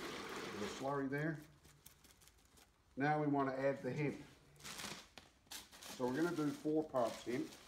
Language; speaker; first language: English; native; English